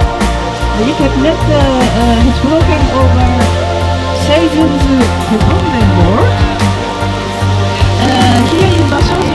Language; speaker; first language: Dutch; non-native, fluent; Japanese